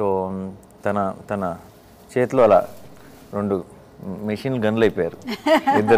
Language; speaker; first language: Telugu; native; Telugu